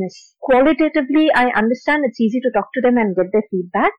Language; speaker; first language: English; non-native, local second language; Assamese